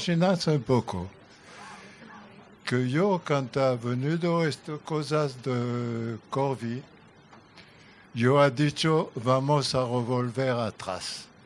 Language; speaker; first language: Spanish; non-native, learner; French